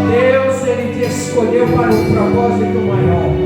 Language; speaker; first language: Portuguese; native; Portuguese